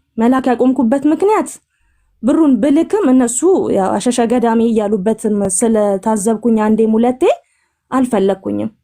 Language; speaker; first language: Amharic; native; Amharic